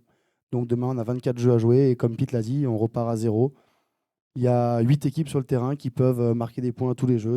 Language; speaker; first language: French; native; French